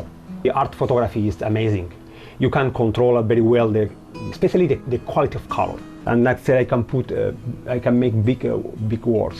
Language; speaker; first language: English; non-native, learner; Spanish